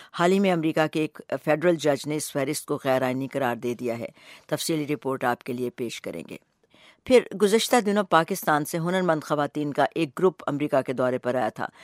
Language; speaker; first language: Urdu; native; Urdu